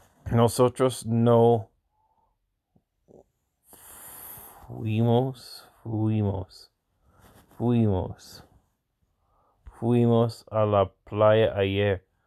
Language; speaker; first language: Spanish; non-native, learner; English